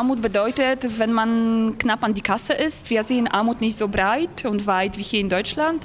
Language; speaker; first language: German; non-native, fluent; Polish